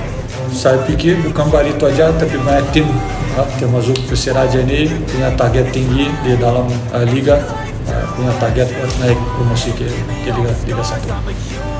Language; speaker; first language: Indonesian; non-native, fluent; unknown